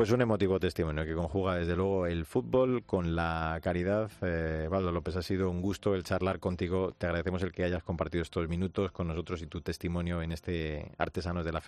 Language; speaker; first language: Spanish; native; Spanish